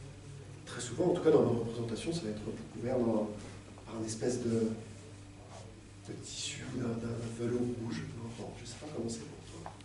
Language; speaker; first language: French; native; French